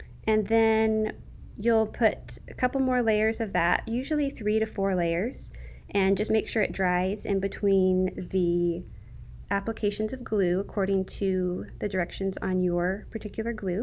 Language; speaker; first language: English; native; English